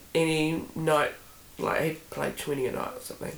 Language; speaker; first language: English; native; English